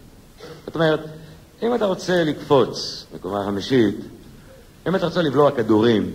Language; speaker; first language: Hebrew; native; Hebrew